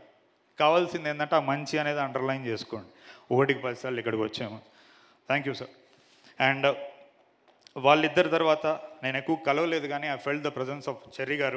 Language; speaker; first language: Telugu; native; Telugu